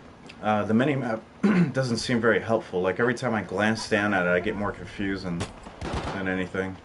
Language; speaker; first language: English; native; English